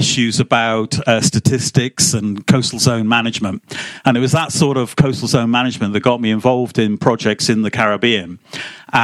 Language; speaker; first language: English; native; English